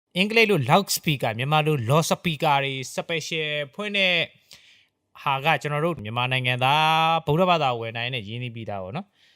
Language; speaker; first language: Burmese; native; Burmese